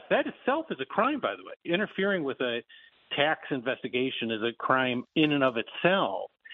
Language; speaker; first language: English; native; English